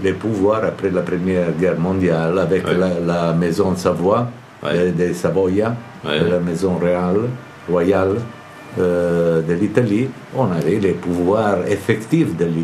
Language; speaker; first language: French; non-native, fluent; Italian